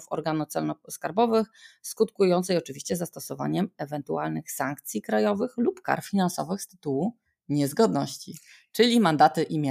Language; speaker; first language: Polish; native; Polish